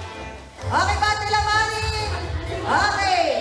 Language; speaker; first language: Italian; non-native, learner; Filipino